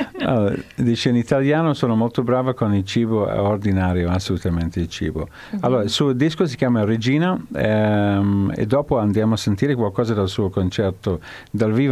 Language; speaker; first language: Italian; non-native, fluent; English